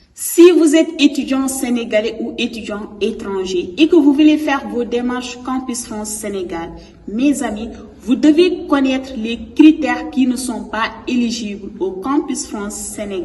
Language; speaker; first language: French; non-native, local second language; Wolof